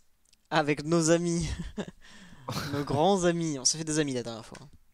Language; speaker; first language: French; native; French